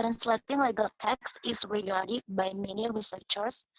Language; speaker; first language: English; non-native, learner; Indonesian